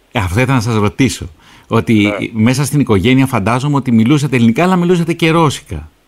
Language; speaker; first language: Greek; native; Greek